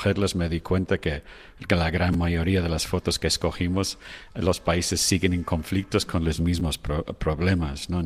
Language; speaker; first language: Spanish; non-native, fluent; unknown